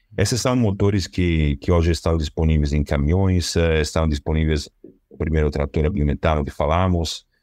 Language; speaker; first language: Portuguese; non-native, fluent; Italian